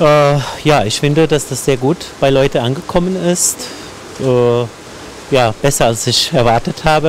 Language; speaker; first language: German; non-native, fluent; Croatian